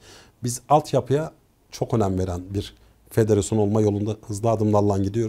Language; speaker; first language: Turkish; native; Turkish